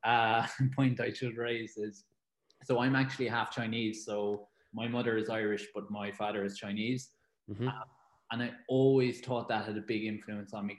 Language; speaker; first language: English; native; English